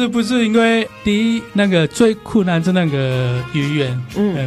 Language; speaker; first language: Chinese; non-native, learner; Balinese